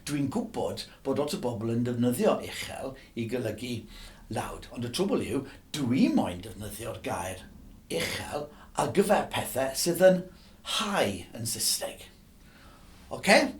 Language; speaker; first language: Welsh; non-native, local second language; English